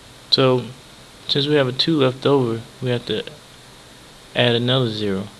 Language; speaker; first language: English; native; English